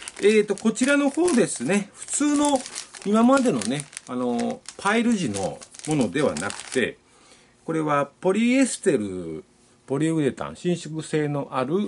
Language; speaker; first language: Japanese; native; Japanese